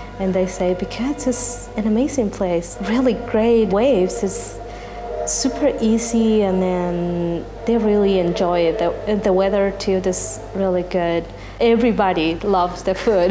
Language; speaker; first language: English; non-native, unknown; Spanish